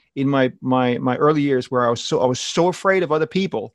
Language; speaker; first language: English; non-native, fluent; Danish